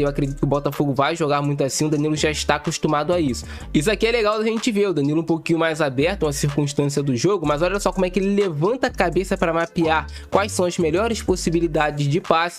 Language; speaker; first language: Portuguese; native; Portuguese